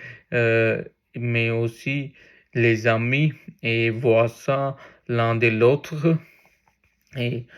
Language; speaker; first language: French; non-native, learner; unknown